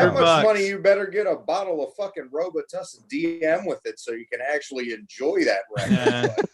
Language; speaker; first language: English; native; English